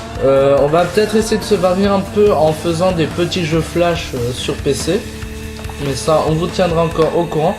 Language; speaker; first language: French; native; French